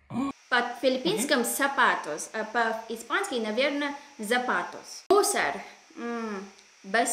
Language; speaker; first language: Russian; non-native, learner; Filipino